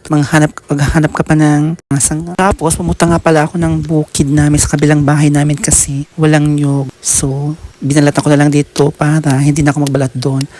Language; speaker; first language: Filipino; native; Filipino